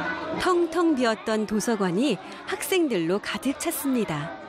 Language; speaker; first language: Korean; native; Korean